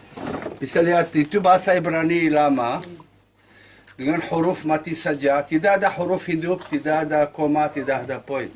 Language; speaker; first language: Indonesian; non-native, learner; Hebrew